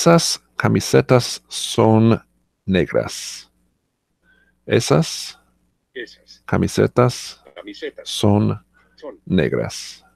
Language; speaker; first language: Spanish; non-native, learner; English